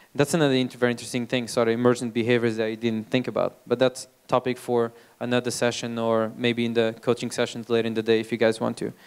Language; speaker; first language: English; non-native, fluent; Portuguese